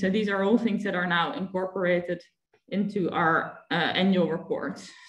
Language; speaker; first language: English; non-native, fluent; Dutch